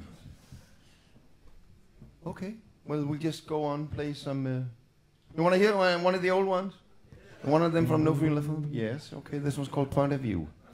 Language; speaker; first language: English; non-native, fluent; Danish